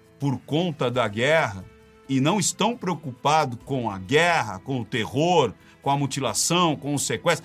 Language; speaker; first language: Portuguese; native; Portuguese